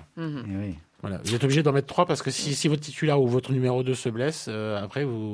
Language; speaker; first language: French; native; French